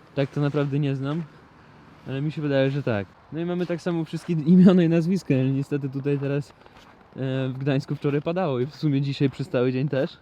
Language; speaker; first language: Polish; non-native, fluent; Russian